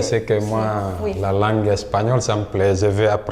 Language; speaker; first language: French; non-native, local second language; Fula